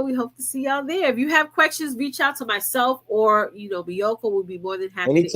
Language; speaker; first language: English; native; English